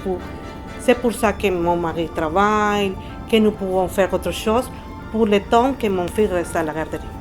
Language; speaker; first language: French; non-native, learner; Spanish